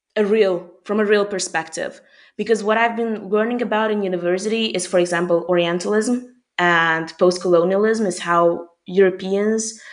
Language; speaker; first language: English; non-native, fluent; Hungarian